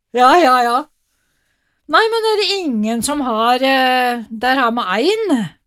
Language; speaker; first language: Norwegian; native; Norwegian